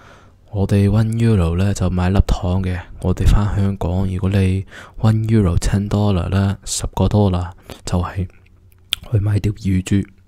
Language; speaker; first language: Cantonese; early bilingual, heritage; Cantonese